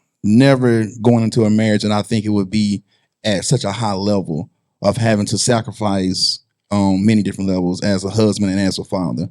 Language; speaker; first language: English; native; English